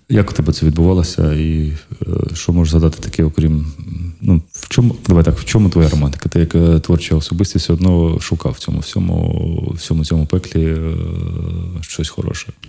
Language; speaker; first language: Ukrainian; non-native, local second language; Russian